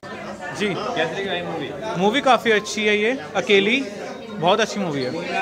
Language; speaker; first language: Hindi; native; Hindi